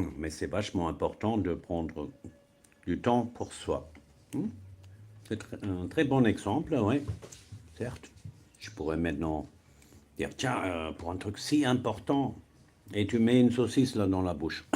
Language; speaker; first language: French; non-native, fluent; German